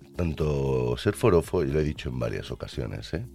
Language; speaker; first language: Spanish; native; Spanish